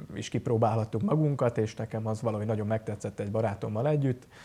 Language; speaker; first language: Hungarian; native; Hungarian